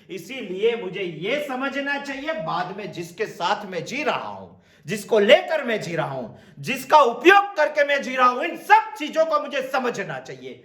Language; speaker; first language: Hindi; non-native, local second language; Gujarati